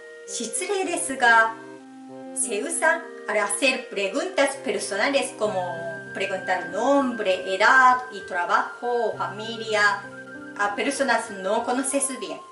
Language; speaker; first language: Spanish; non-native, fluent; Japanese